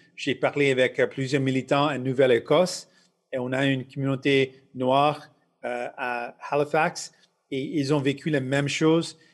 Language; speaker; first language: French; non-native, local second language; English